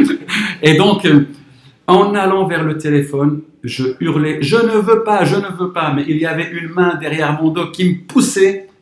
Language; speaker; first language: French; non-native, local second language; Arabic